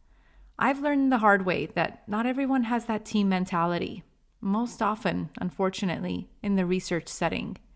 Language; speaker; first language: English; native; English